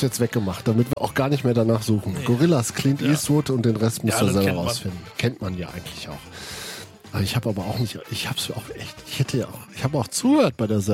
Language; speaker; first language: German; native; German